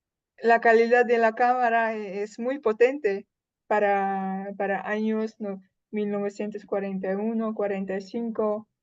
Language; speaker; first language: Spanish; non-native, fluent; Russian